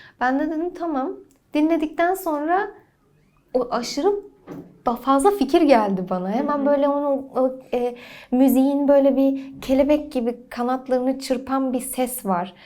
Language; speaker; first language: Turkish; early bilingual, heritage; Turkish